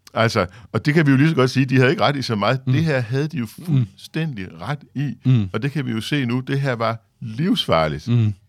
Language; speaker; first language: Danish; native; Danish